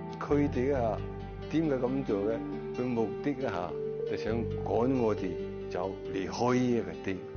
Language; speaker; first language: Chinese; non-native, local second language; Cantonese